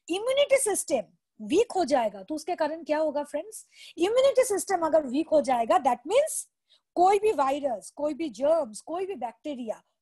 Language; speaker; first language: Hindi; non-native, local second language; Bangla